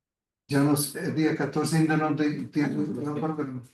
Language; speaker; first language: Spanish; non-native, fluent; Portuguese